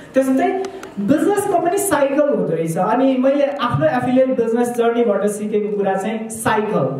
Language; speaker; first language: Nepali; native; Nepali